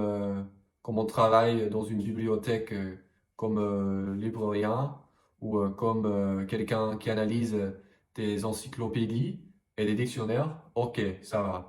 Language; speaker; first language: French; non-native, fluent; English